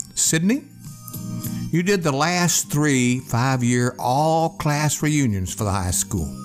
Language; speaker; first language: English; native; English